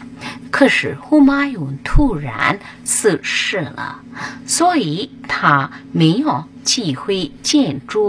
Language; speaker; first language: Chinese; non-native, fluent; Hindi